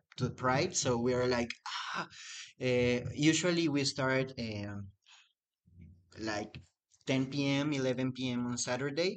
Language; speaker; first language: English; non-native, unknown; Spanish